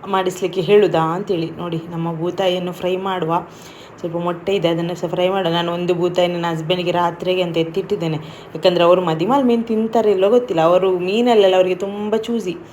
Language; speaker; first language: Kannada; non-native, local second language; Tulu